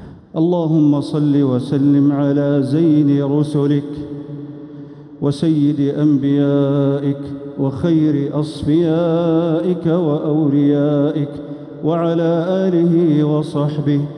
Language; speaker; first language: Arabic; native; Arabic